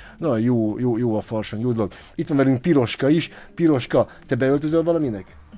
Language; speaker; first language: Hungarian; native; Hungarian